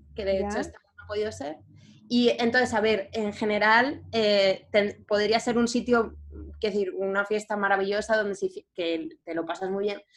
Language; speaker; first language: Spanish; native; Spanish